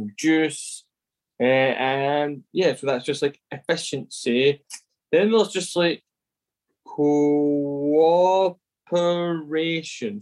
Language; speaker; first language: English; native; English